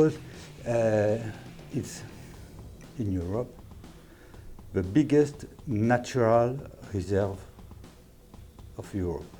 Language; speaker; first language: English; non-native, learner; French